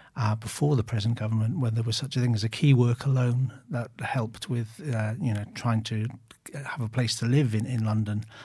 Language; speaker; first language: English; native; English